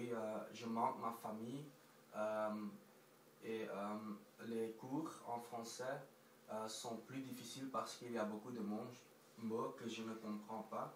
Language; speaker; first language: French; non-native, local second language; Dutch